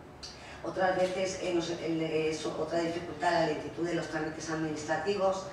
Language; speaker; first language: Spanish; native; Spanish